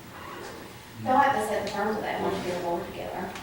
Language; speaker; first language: English; native; English